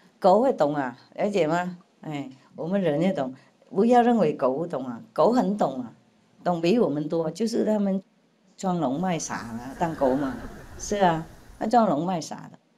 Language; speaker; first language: Chinese; non-native, fluent; Vietnamese